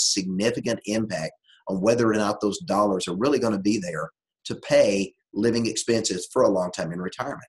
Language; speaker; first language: English; native; English